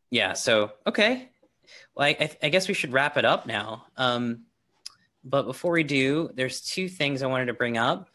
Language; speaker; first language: English; native; English